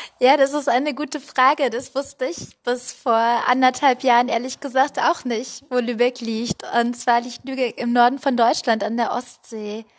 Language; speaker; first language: German; non-native, fluent; Spanish